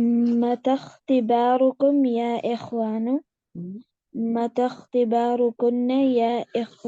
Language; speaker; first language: Arabic; non-native, learner; Urdu